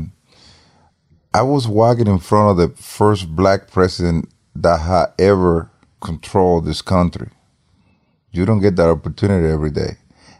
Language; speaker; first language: English; non-native, fluent; Spanish